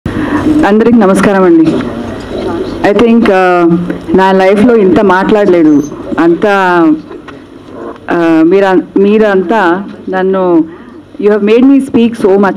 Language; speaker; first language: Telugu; non-native, local second language; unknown